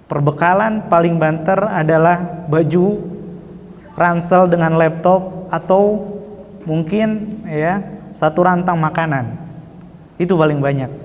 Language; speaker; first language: Indonesian; native; Indonesian